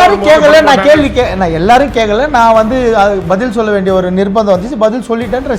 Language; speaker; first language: Tamil; native; Tamil